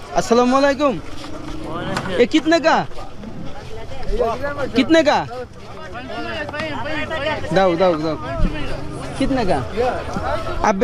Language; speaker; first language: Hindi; non-native, learner; Bangla